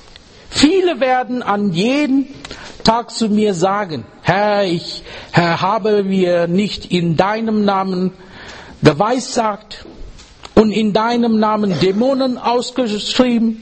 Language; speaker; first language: German; non-native, learner; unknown